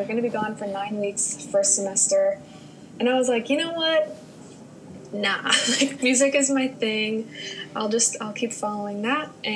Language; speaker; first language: English; native; English